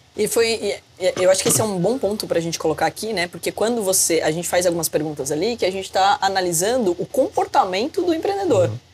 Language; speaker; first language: Portuguese; native; Portuguese